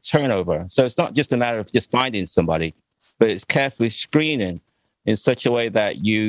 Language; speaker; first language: English; native; English